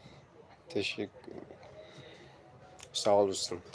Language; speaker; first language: Turkish; non-native, learner; Tajik